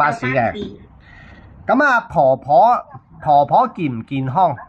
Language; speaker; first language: Cantonese; native; Cantonese